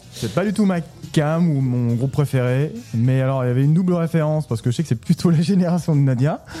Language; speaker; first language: French; native; French